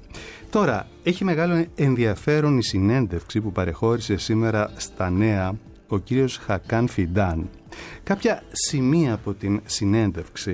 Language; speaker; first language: Greek; native; Greek